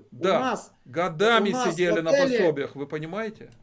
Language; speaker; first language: Russian; native; Russian